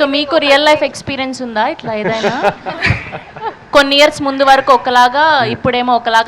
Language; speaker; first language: Telugu; native; Telugu